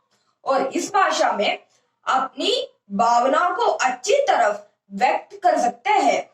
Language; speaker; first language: Hindi; non-native, local second language; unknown